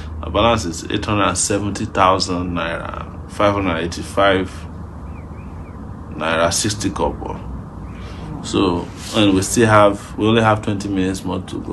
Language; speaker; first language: English; non-native, local second language; Yoruba